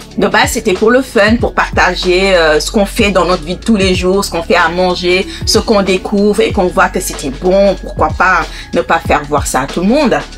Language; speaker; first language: French; non-native, local second language; Wolof